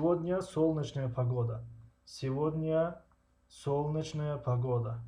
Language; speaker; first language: Russian; non-native, local second language; Tajik